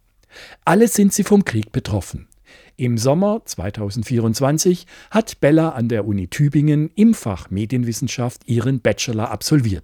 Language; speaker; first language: German; native; German